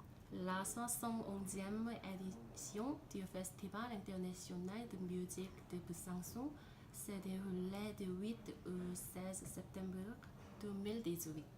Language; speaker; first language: French; non-native, learner; Korean